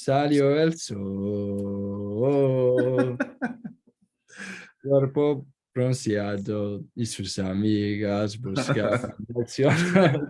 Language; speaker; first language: Spanish; non-native, learner; Kurdish